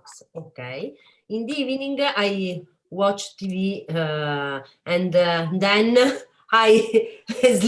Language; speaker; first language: English; non-native, learner; Italian